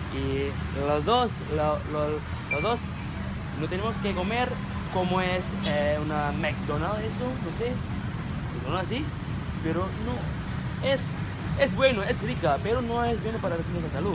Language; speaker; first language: Spanish; non-native, learner; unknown